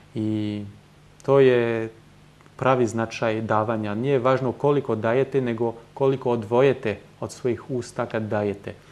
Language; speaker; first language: Serbian; non-native, fluent; French